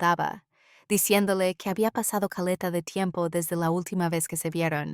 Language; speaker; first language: Spanish; native; Spanish